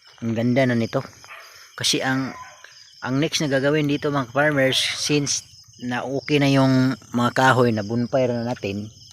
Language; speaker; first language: Filipino; non-native, local second language; Cebuano